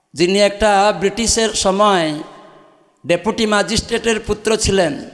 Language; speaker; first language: Bangla; non-native, fluent; Odia